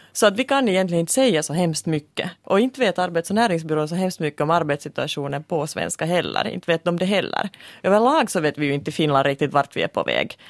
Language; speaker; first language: Swedish; native; Swedish